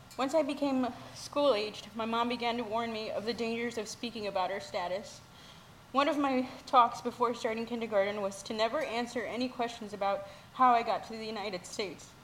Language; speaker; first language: English; early bilingual, other home language; Spanish